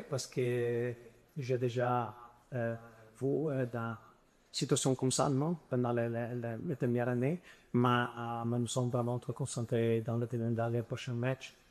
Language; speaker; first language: French; non-native, fluent; Italian